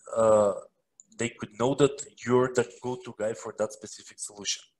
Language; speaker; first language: English; non-native, fluent; Macedonian